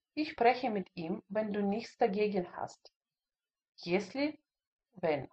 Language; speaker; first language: German; non-native, fluent; Russian